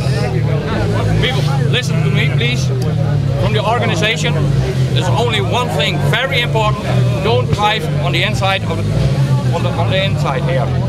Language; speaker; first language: English; non-native, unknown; Dutch